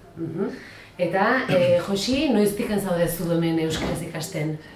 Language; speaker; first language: Basque; native; Basque